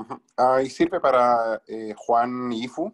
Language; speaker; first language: Spanish; native; Spanish